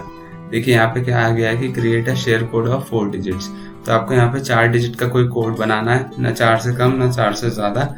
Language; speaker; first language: Hindi; native; Hindi